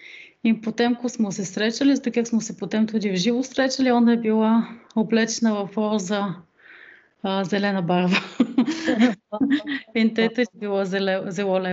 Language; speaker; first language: Slovenian; non-native, fluent; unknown